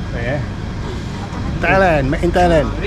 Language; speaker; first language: English; non-native, learner; Malay